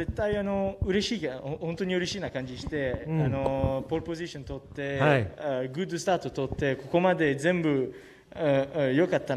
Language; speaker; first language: Japanese; non-native, learner; French